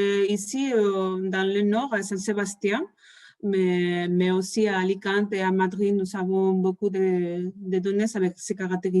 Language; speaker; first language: French; non-native, fluent; Spanish